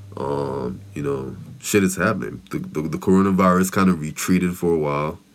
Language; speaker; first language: English; non-native, local second language; Yoruba